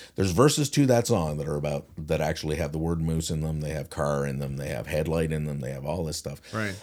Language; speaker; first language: English; native; English